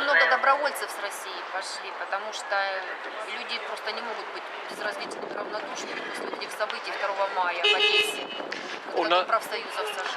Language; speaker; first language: Russian; native; Russian